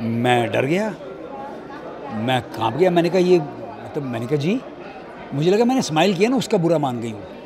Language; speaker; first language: Hindi; non-native, local second language; Punjabi